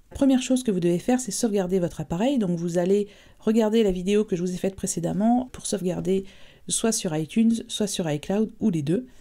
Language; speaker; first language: French; native; French